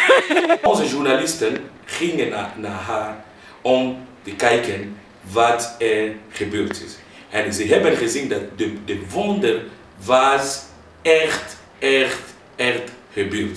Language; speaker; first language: Dutch; non-native, fluent; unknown